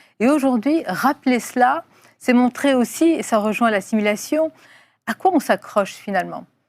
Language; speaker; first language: French; non-native, local second language; Arabic